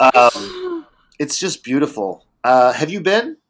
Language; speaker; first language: English; early bilingual, other home language; Italian